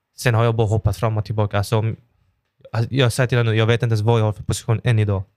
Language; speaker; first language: Swedish; early bilingual, other home language; Persian